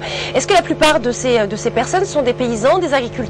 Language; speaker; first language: French; native; French